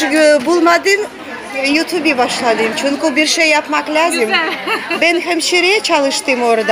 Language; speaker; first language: Turkish; non-native, learner; Russian